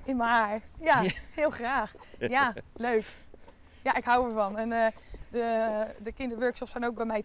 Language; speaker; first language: Dutch; native; Dutch